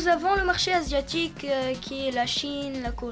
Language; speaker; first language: French; non-native, local second language; Arabic